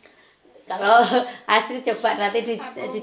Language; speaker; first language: Indonesian; native; Indonesian